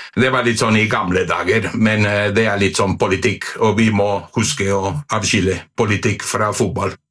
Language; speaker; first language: Norwegian; non-native, fluent; Spanish